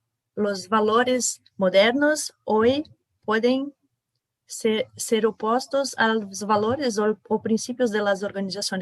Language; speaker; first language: Spanish; non-native, fluent; Portuguese